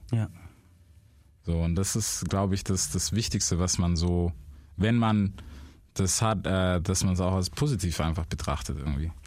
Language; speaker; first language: German; native; German